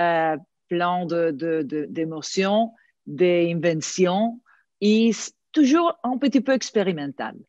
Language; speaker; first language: French; non-native, fluent; Italian